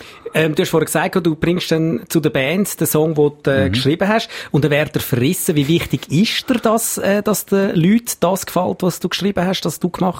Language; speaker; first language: German; native; German